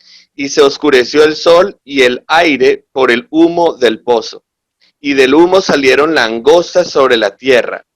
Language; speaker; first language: Spanish; native; Spanish